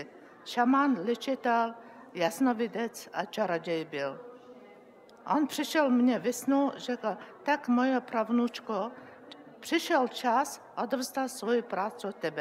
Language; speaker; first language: Czech; non-native, learner; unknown